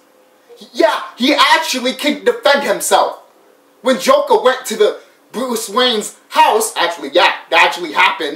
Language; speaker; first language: English; native; English